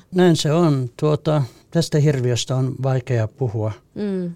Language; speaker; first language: Finnish; non-native, fluent; Persian